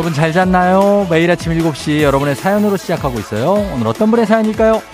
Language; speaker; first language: Korean; native; Korean